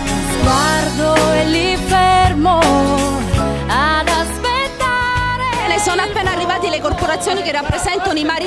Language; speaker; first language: Italian; native; Italian